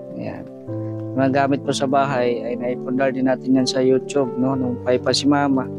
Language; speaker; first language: Filipino; non-native, local second language; Cebuano